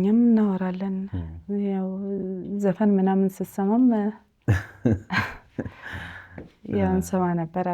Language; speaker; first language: Amharic; early bilingual, heritage; Amharic